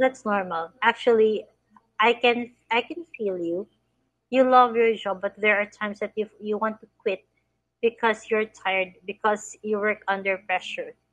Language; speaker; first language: English; non-native, fluent; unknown